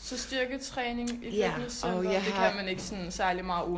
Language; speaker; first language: Danish; native; Danish